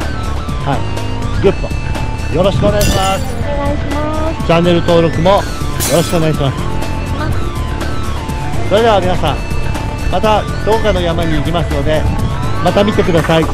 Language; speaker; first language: Japanese; native; Japanese